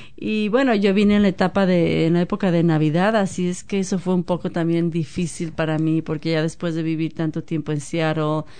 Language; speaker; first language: Spanish; native; Spanish